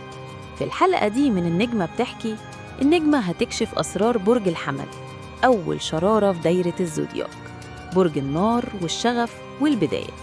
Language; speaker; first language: Arabic; native; Arabic